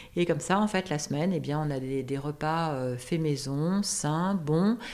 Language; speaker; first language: French; native; French